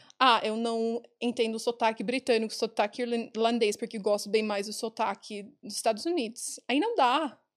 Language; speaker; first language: Portuguese; non-native, fluent; English